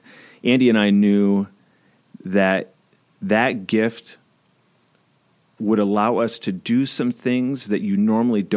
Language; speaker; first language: English; native; English